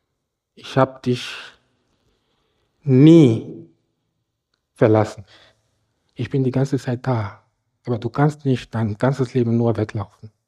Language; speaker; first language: German; non-native, fluent; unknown